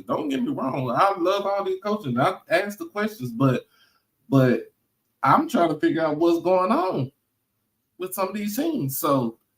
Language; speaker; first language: English; native; English